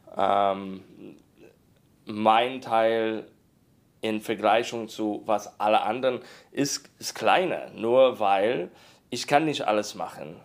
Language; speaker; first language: German; non-native, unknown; English